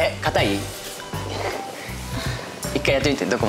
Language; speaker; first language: Japanese; native; Japanese